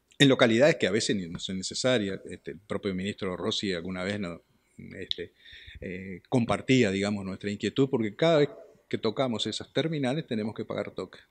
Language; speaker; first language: Spanish; native; Spanish